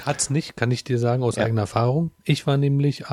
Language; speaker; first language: German; native; German